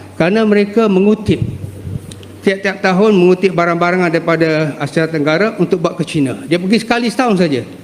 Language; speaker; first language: Malay; native; Malay